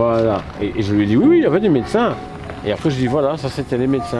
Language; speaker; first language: French; native; French